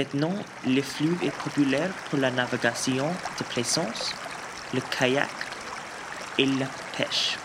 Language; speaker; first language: French; non-native, learner; English